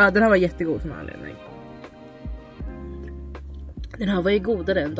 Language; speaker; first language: Swedish; early bilingual, other home language; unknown